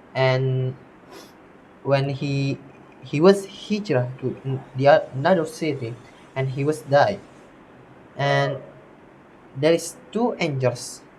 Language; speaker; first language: English; non-native, learner; Indonesian